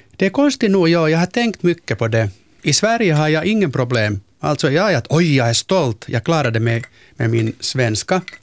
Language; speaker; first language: Swedish; non-native, local second language; Finnish